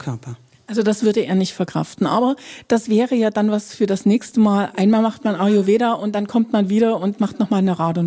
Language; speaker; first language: German; native; German